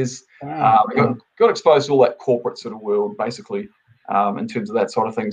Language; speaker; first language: English; native; English